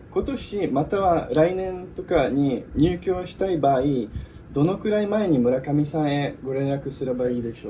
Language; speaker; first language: Japanese; non-native, fluent; English